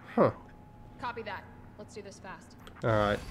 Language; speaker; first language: English; native; English